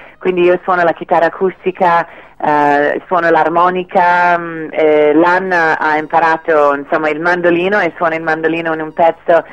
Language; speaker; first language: Italian; non-native, fluent; English